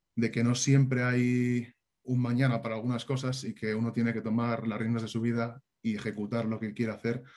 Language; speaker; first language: Spanish; native; Spanish